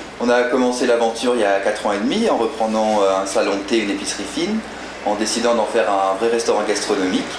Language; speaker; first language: French; native; French